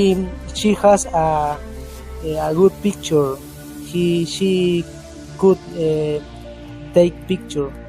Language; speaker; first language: English; non-native, learner; Spanish